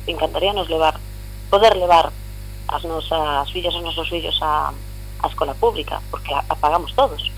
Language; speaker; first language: Galician; non-native, local second language; Spanish